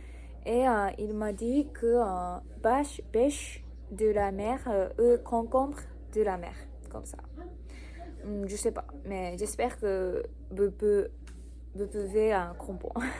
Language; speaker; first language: French; non-native, learner; Japanese